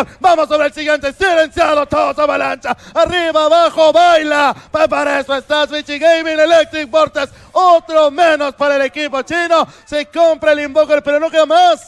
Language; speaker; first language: Spanish; native; Spanish